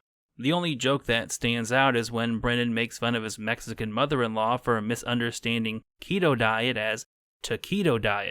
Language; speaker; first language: English; native; English